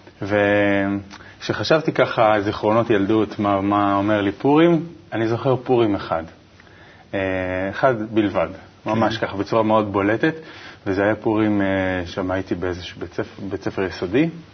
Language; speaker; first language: Hebrew; native; Hebrew